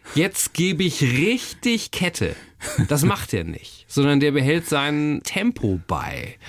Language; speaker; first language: German; native; German